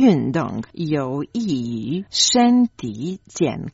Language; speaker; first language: Chinese; non-native, learner; Croatian